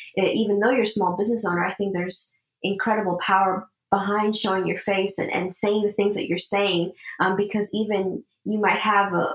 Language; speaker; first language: English; early bilingual, other home language; Spanish